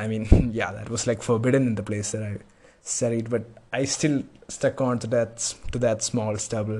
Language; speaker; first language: English; non-native, local second language; Malayalam